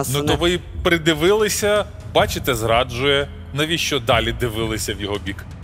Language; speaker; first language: Ukrainian; native; Ukrainian